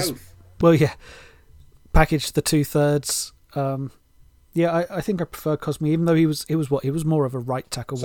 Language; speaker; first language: English; native; English